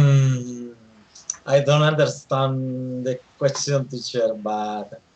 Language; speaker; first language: English; non-native, learner; Spanish